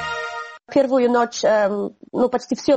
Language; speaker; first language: Russian; non-native, fluent; Polish